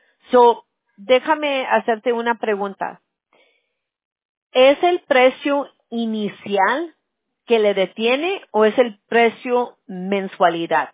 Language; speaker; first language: Spanish; early bilingual, other home language; English